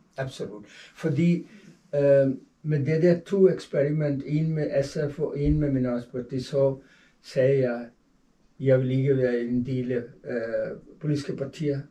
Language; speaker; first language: Danish; non-native, fluent; Urdu